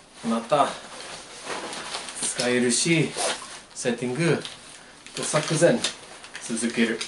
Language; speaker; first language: Japanese; non-native, learner; English